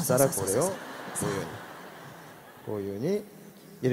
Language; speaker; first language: Japanese; non-native, fluent; Korean